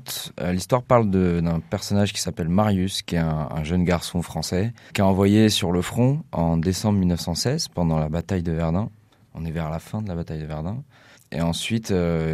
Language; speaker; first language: French; native; French